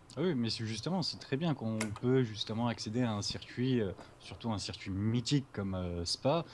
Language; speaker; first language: French; native; French